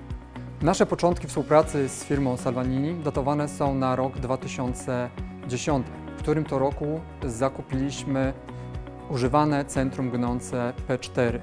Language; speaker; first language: Polish; native; Polish